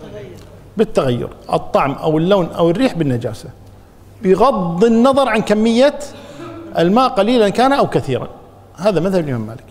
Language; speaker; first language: Arabic; native; Arabic